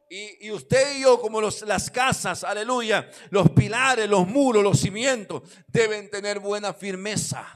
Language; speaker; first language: Spanish; native; Spanish